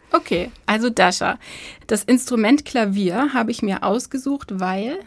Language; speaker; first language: German; native; German